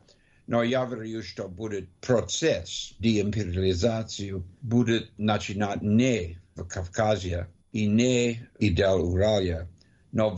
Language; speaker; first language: Russian; non-native, learner; English